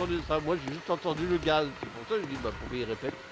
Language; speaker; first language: French; native; French